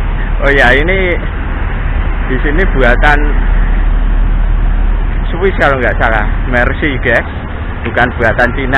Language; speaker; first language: Indonesian; native; Indonesian